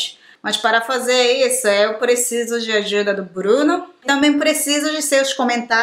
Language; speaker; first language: Portuguese; non-native, fluent; Japanese